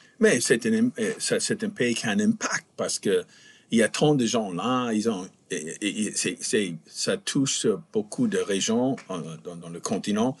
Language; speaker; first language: French; non-native, fluent; English